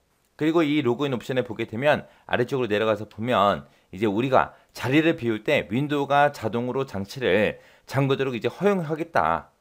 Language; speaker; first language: Korean; native; Korean